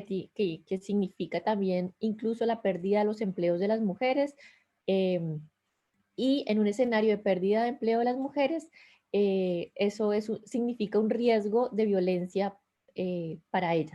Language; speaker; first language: Spanish; native; Spanish